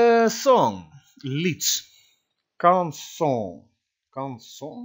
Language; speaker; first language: Portuguese; non-native, learner; Dutch